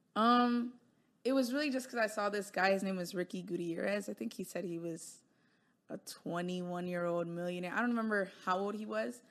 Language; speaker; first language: English; native; English